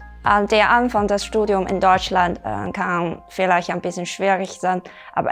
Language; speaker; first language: German; non-native, fluent; Chinese